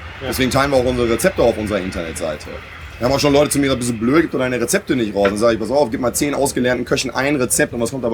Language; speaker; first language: German; native; German